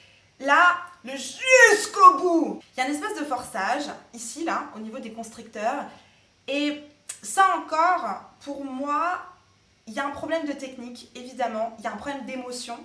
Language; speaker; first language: French; native; French